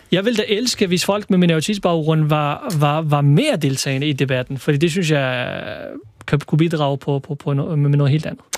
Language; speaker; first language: Danish; early bilingual, other home language; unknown